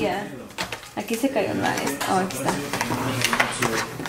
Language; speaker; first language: Spanish; early bilingual, heritage; Spanish